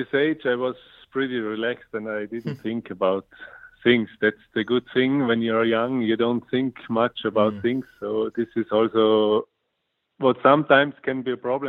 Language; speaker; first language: English; non-native, fluent; German